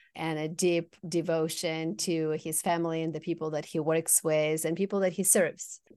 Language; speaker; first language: English; non-native, fluent; Russian